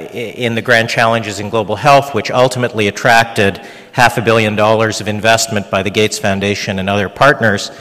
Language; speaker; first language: English; early bilingual, other home language; Hungarian